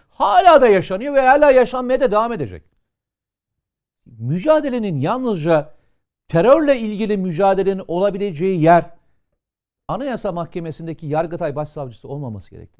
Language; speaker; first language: Turkish; native; Turkish